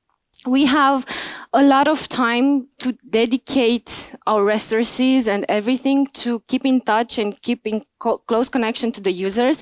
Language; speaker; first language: English; non-native, fluent; Romanian